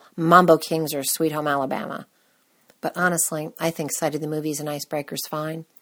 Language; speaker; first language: English; native; English